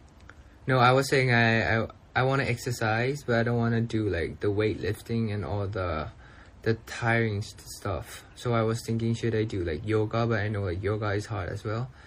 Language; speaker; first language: English; non-native, fluent; Thai